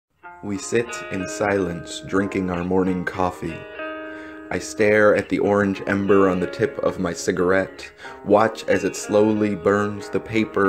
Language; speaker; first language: English; native; English